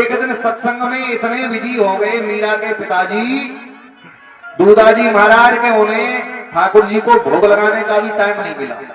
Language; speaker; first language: Hindi; native; Hindi